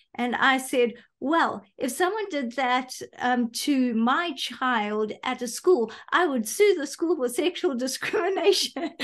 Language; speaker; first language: English; native; English